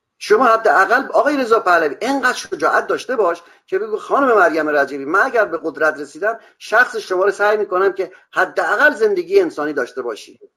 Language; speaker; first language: Persian; non-native, local second language; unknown